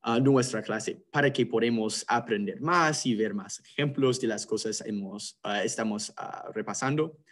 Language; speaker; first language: Spanish; non-native, fluent; English